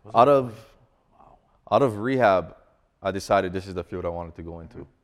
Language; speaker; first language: English; native; English